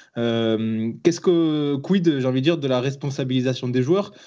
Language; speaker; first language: French; native; French